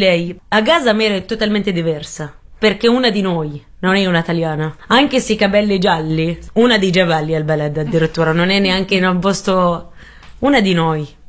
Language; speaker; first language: Italian; non-native, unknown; Arabic